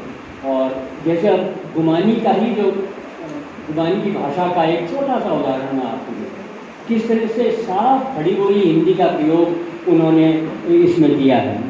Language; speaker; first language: Hindi; native; Hindi